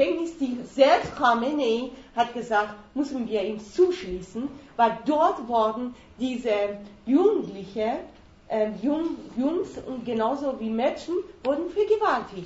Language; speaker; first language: German; non-native, fluent; Persian